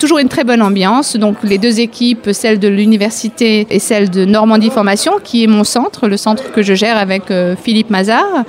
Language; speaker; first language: French; native; French